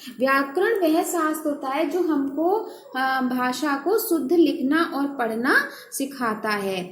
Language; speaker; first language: Hindi; native; Hindi